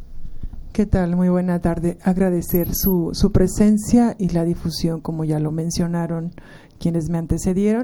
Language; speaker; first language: Spanish; native; Spanish